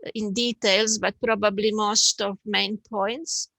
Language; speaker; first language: English; non-native, fluent; Slovenian